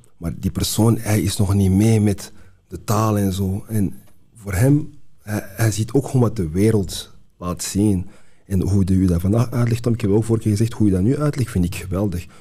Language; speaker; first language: Dutch; early bilingual, other home language; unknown